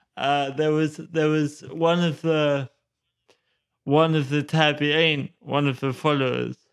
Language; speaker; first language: English; native; English